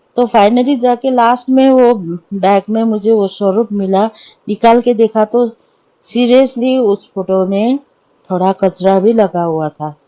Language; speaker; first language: Hindi; non-native, local second language; Nepali